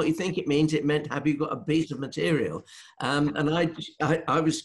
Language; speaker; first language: English; native; English